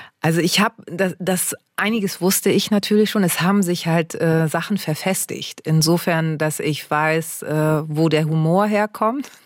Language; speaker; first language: German; native; German